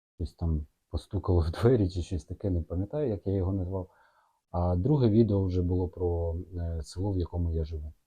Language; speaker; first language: Ukrainian; non-native, local second language; Russian